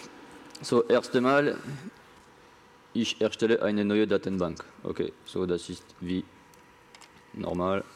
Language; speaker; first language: German; non-native, learner; French